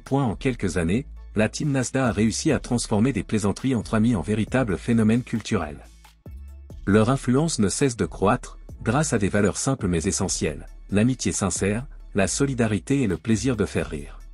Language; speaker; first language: French; native; French